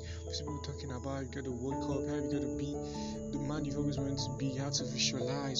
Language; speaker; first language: English; non-native, local second language; Yoruba